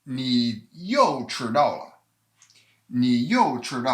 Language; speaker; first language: Chinese; non-native, fluent; English